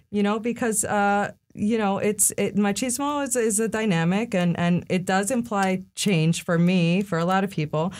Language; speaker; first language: English; early bilingual, other home language; Spanish